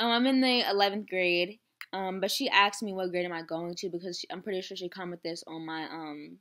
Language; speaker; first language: English; native; English